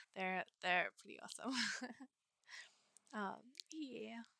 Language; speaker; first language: English; native; English